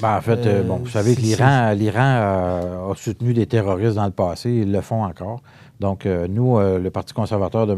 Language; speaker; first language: French; native; French